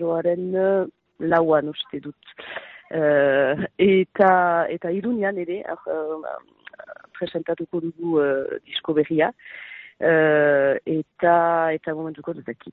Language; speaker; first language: Basque; non-native, local second language; French